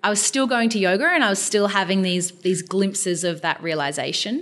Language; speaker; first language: English; native; English